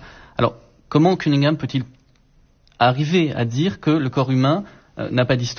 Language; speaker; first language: French; native; French